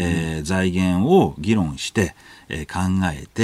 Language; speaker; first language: Japanese; native; Japanese